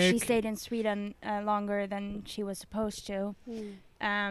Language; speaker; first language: English; non-native, fluent; Swedish